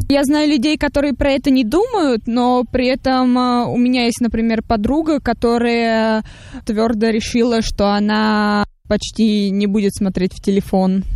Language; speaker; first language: Russian; early bilingual, heritage; Russian